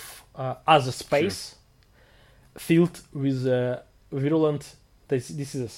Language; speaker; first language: English; non-native, fluent; Russian